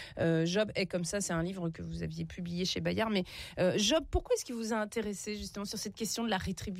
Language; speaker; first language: French; native; French